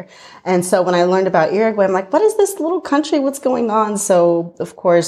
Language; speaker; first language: English; native; English